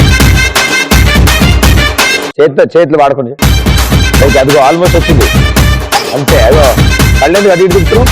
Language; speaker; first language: Telugu; native; Telugu